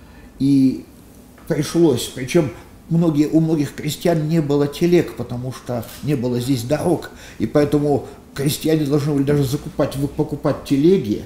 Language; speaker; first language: Russian; native; Russian